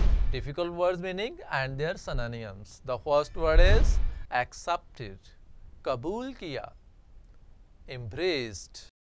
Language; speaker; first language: English; non-native, local second language; Urdu